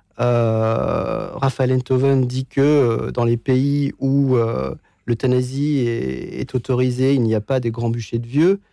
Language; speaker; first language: French; native; French